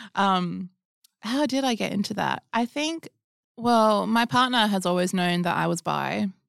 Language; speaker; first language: English; native; English